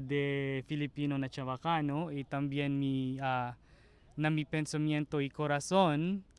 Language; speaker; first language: Spanish; non-native, learner; Chavacano